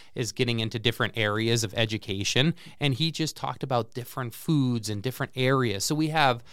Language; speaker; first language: English; native; English